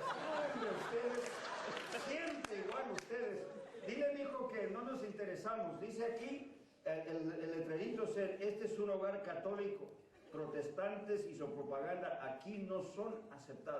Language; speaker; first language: Spanish; early bilingual, heritage; Spanish